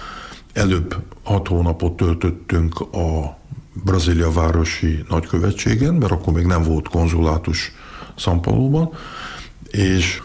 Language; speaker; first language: Hungarian; early bilingual, heritage; Hungarian